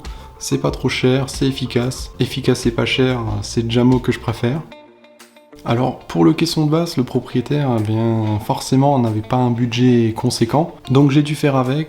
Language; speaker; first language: French; native; French